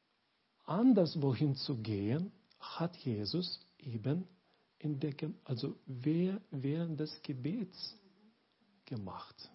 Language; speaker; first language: German; non-native, learner; Lithuanian